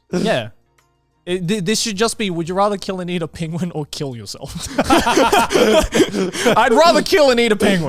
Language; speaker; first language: English; native; English